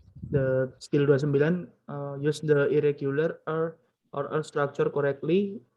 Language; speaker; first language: English; non-native, learner; Indonesian